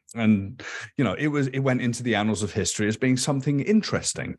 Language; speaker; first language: English; native; English